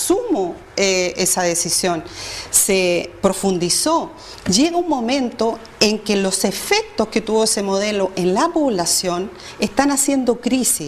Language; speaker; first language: Spanish; native; Spanish